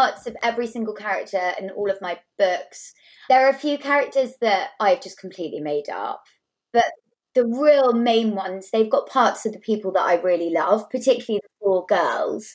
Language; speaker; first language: English; native; English